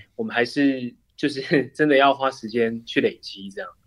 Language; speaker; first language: Chinese; non-native, local second language; Min Nan Chinese